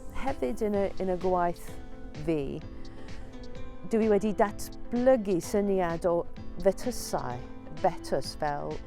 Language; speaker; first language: Welsh; non-native, fluent; English